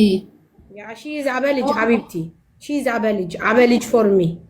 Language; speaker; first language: English; non-native, learner; Amharic